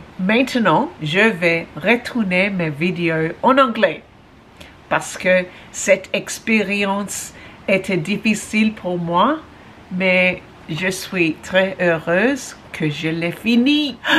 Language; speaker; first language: French; non-native, learner; English